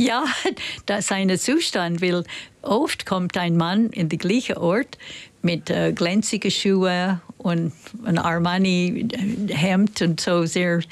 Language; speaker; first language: German; non-native, fluent; English